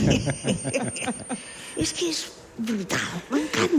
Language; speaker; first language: Catalan; non-native, local second language; Spanish